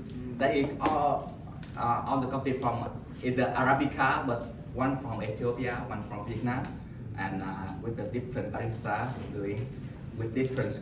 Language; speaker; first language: English; non-native, learner; Vietnamese